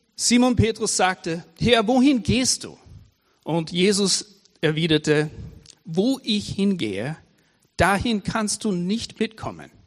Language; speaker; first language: German; non-native, fluent; English